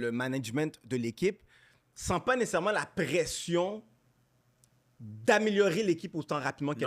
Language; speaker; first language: French; native; French